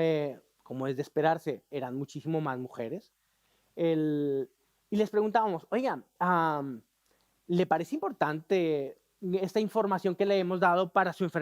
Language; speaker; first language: Spanish; native; Spanish